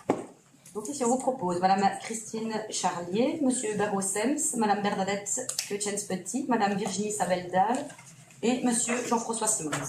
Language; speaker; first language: French; native; French